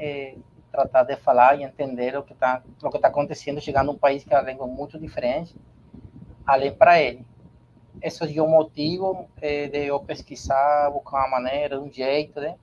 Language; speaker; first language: Portuguese; non-native, learner; Spanish